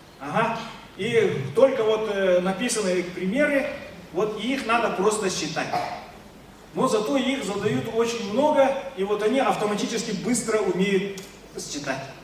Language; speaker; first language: Russian; non-native, local second language; Yakut